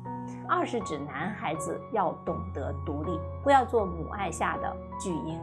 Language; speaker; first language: Chinese; native; Chinese